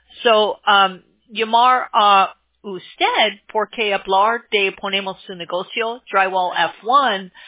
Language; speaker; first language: Spanish; non-native, learner; English